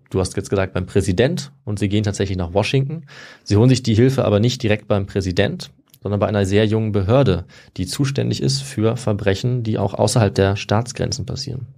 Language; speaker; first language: German; native; German